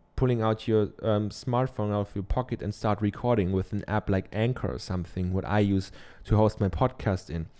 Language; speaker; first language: English; non-native, fluent; German